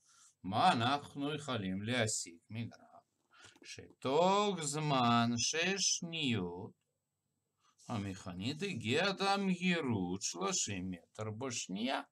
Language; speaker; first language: Hebrew; non-native, fluent; Russian